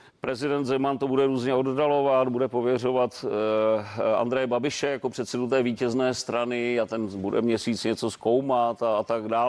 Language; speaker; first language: Czech; native; Czech